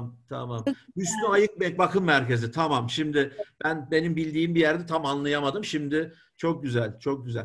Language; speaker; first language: Turkish; native; Turkish